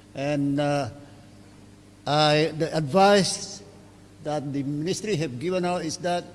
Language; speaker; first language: English; non-native, local second language; Malay